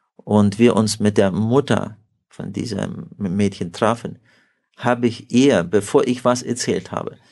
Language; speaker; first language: German; early bilingual, heritage; Russian